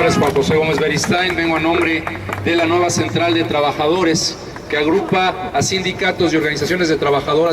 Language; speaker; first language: Spanish; native; Spanish